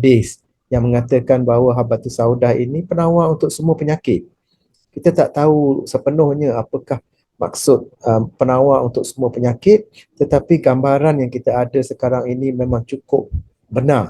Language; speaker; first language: Malay; native; Malay